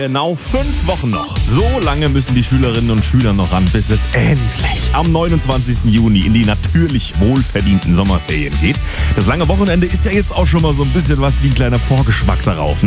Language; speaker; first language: German; native; German